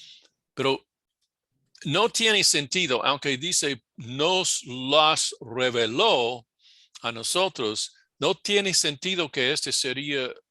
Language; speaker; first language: Spanish; non-native, fluent; English